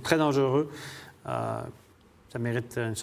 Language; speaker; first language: French; native; French